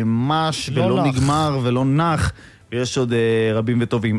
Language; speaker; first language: Hebrew; native; Hebrew